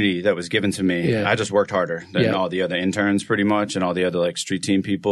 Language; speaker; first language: English; native; English